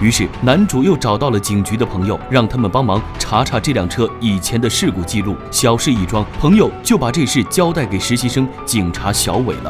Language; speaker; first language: Chinese; native; Chinese